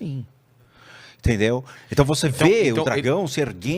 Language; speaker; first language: Portuguese; native; Portuguese